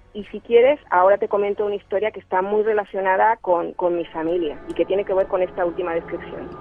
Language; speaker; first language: Spanish; native; Spanish